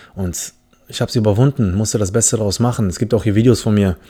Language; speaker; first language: German; early bilingual, other home language; English